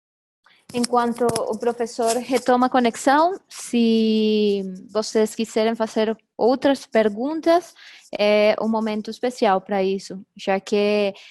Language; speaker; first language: Portuguese; non-native, fluent; Spanish